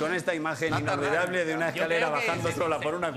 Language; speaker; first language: Spanish; native; Spanish